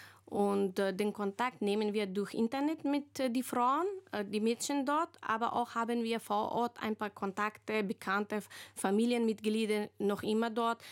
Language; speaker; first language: German; non-native, learner; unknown